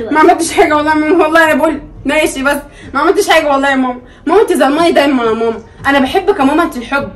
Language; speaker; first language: Arabic; native; Arabic